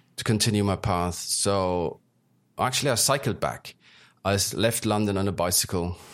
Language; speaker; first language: English; early bilingual, other home language; German